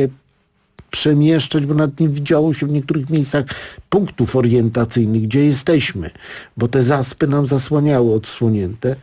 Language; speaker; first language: Polish; native; Polish